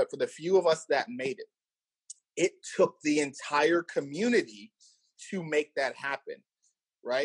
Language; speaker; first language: English; native; English